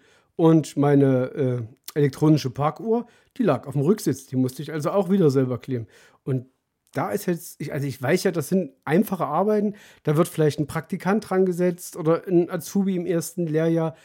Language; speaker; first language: German; native; German